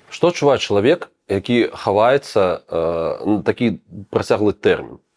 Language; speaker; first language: Belarusian; non-native, local second language; Russian